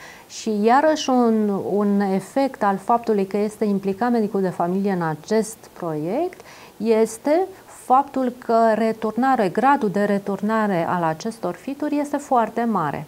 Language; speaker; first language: Romanian; native; Romanian